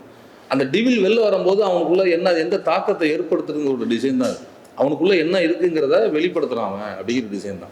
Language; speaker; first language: Tamil; native; Tamil